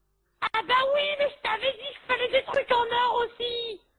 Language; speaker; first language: French; native; French